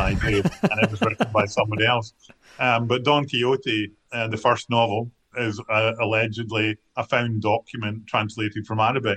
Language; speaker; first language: English; native; English